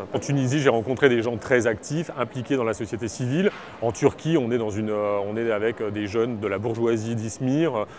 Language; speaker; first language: French; native; French